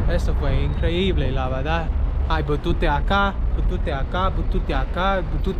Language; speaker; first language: Spanish; non-native, learner; English